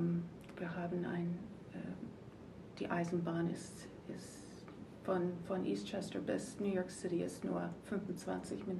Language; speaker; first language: German; non-native, learner; English